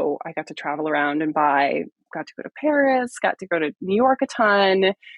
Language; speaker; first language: English; native; English